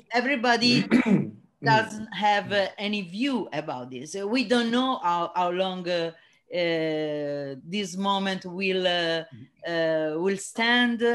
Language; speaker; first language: English; non-native, learner; Italian